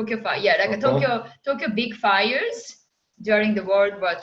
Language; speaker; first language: English; non-native, fluent; Japanese